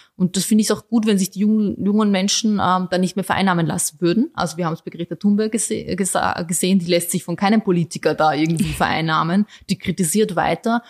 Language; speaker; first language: German; early bilingual, other home language; Bosnian